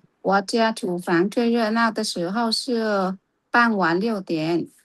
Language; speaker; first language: Chinese; non-native, learner; Khmer